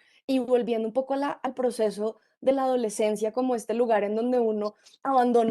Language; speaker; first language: Spanish; native; Spanish